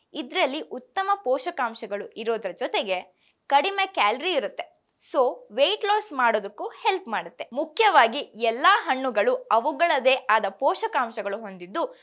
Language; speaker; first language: Kannada; native; Kannada